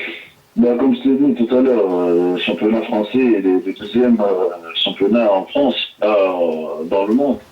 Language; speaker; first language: French; non-native, local second language; Arabic